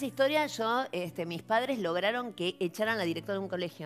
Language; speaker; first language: Spanish; native; Spanish